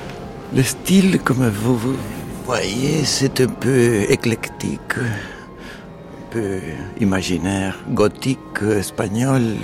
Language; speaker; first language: French; non-native, fluent; Spanish